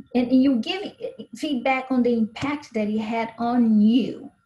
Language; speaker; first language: English; non-native, fluent; Portuguese